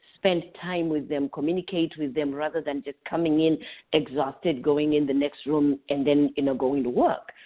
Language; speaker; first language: English; non-native, local second language; North Ndebele